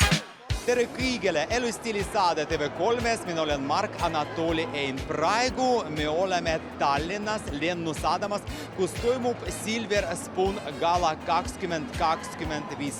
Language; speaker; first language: Estonian; non-native, local second language; Russian